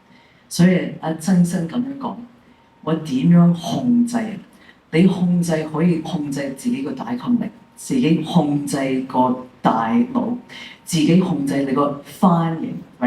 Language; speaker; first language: Cantonese; early bilingual, heritage; English